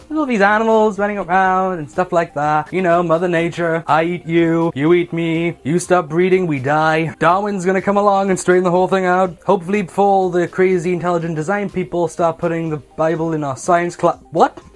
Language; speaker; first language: English; native; English